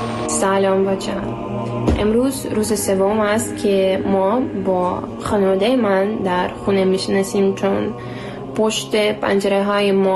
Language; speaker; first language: Persian; non-native, learner; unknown